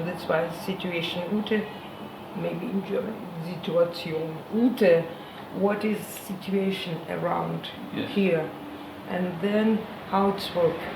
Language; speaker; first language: English; non-native, learner; Ukrainian